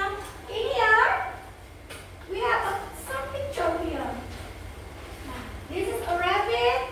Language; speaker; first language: English; non-native, learner; Indonesian